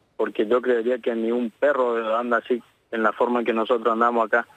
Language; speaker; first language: Spanish; native; Spanish